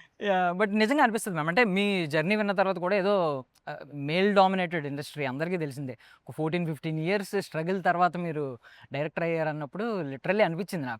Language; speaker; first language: Telugu; native; Telugu